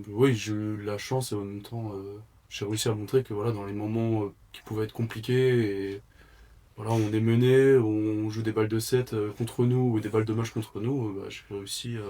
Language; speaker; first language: French; native; French